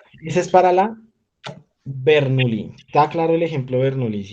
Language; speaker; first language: Spanish; native; Spanish